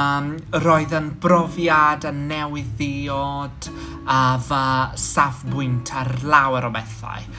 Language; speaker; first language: Welsh; non-native, fluent; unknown